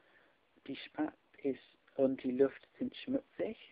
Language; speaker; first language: German; non-native, learner; English